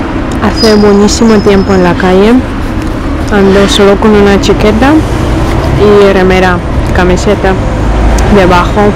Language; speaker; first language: Spanish; non-native, fluent; Russian